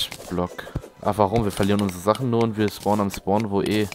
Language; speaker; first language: German; native; German